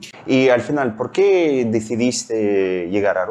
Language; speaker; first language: Spanish; non-native, fluent; Russian